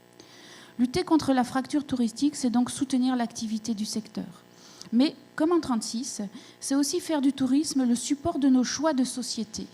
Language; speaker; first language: French; native; French